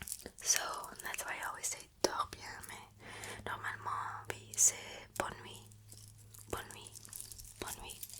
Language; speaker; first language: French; non-native, learner; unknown